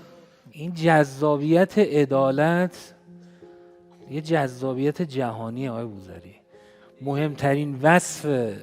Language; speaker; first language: Persian; native; Persian